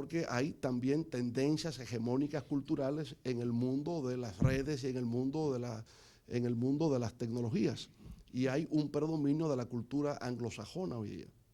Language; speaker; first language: Spanish; native; Spanish